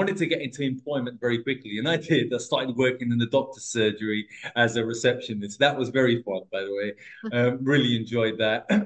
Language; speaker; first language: English; early bilingual, other home language; Portuguese